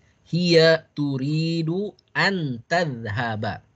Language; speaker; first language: Arabic; non-native, fluent; Indonesian